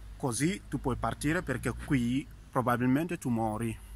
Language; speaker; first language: Italian; non-native, learner; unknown